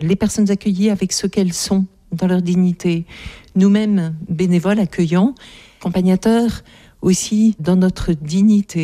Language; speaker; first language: French; native; French